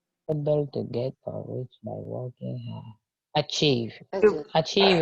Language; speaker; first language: English; non-native, learner; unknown